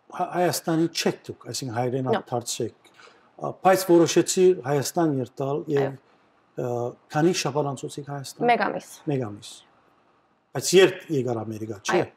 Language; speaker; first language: Armenian; early bilingual, heritage; Armenian